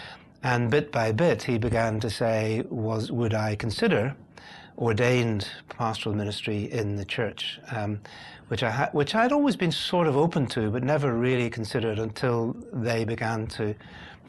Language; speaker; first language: English; native; English